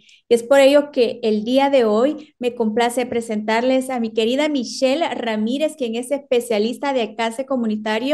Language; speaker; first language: Spanish; native; Spanish